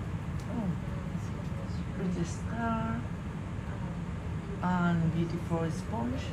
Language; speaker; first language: English; non-native, learner; Spanish